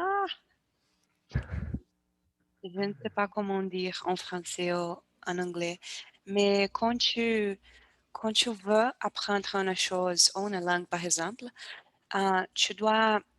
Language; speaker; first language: French; non-native, learner; Portuguese